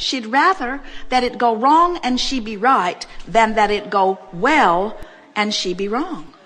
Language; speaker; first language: English; native; English